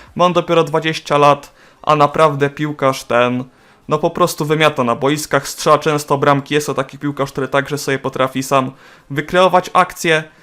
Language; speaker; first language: Polish; native; Polish